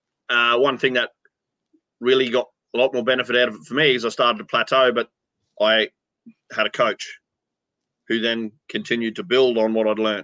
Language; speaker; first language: English; native; English